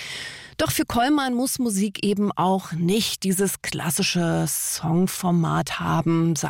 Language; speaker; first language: German; native; German